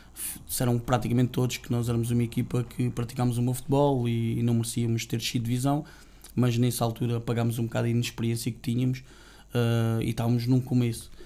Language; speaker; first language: Portuguese; native; Portuguese